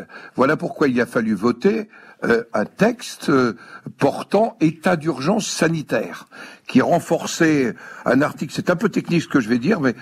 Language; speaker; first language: French; native; French